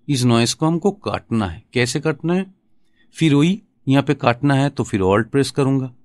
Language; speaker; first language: Hindi; non-native, local second language; Bangla